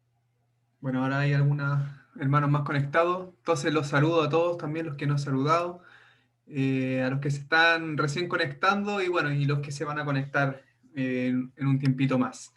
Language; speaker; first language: Spanish; native; Spanish